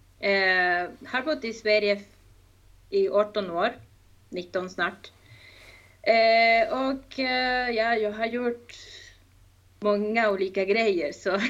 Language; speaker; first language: Swedish; non-native, fluent; Spanish